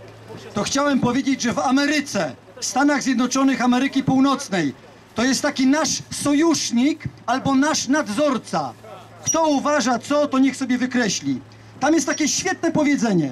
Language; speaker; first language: Polish; native; Polish